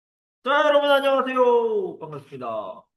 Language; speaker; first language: Korean; native; Korean